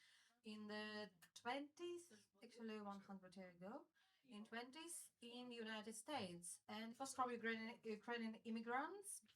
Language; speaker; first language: English; non-native, fluent; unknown